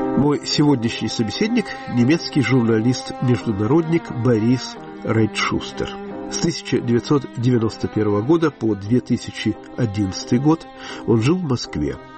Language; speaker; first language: Russian; native; Russian